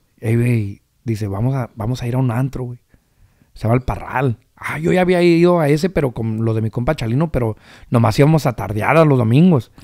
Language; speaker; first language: Spanish; early bilingual, heritage; Spanish